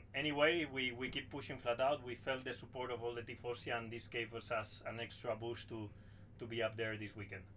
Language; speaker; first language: English; non-native, fluent; Spanish